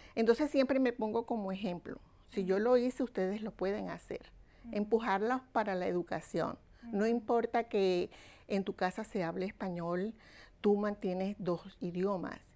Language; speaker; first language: Spanish; native; Spanish